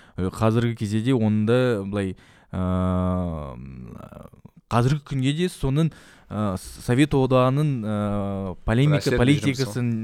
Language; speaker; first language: Kazakh; non-native, local second language; Russian